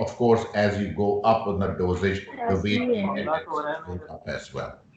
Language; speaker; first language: English; non-native, local second language; Urdu